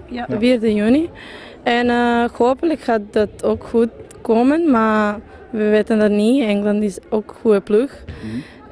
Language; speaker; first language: Dutch; non-native, fluent; Serbian